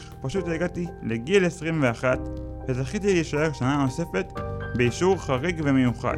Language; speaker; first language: Hebrew; native; Hebrew